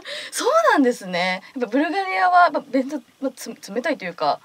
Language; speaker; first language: Japanese; native; Japanese